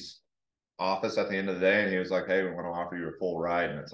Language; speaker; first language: English; native; English